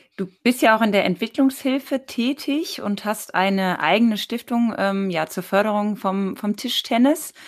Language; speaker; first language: German; native; German